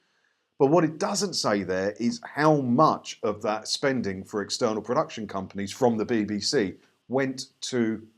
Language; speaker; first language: English; native; English